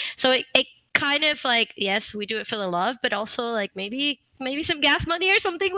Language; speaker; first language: English; non-native, fluent; Spanish